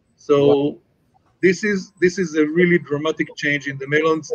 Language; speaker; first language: English; non-native, fluent; Hebrew